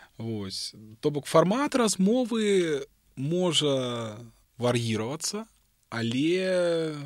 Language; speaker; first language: Belarusian; non-native, local second language; Russian